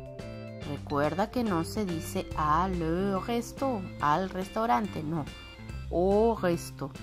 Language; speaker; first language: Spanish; non-native, fluent; French